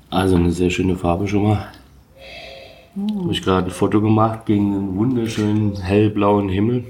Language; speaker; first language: German; native; German